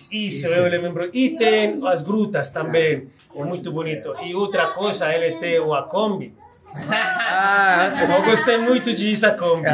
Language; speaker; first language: Portuguese; non-native, fluent; Spanish